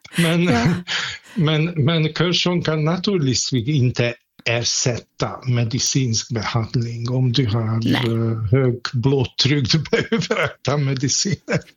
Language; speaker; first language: Swedish; non-native, fluent; Hungarian